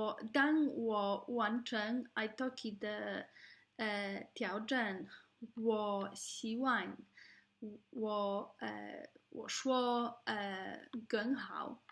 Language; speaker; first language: Chinese; non-native, learner; English